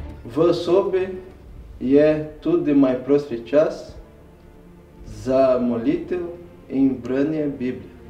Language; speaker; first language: Slovenian; non-native, learner; Portuguese